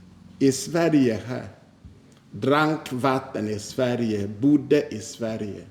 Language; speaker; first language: Swedish; non-native, fluent; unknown